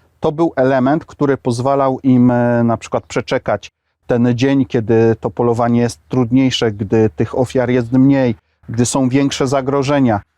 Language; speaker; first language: Polish; native; Polish